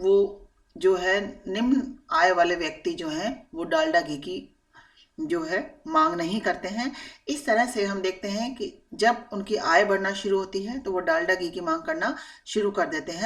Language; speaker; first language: Hindi; native; Hindi